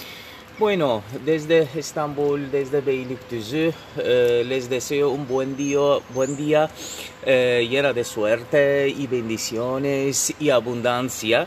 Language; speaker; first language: Spanish; non-native, fluent; Turkish